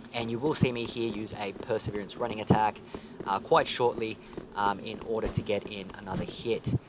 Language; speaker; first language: English; native; English